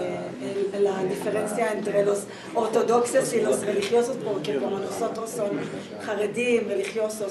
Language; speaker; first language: Spanish; non-native, fluent; Hebrew